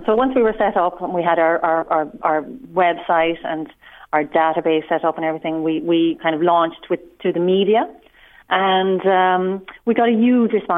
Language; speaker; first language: English; native; English